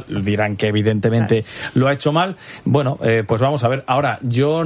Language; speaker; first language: Spanish; native; Spanish